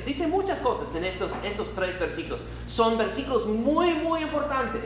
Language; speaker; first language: Spanish; non-native, fluent; English